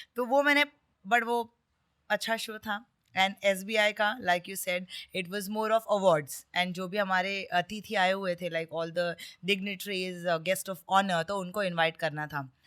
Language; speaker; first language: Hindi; non-native, local second language; Marathi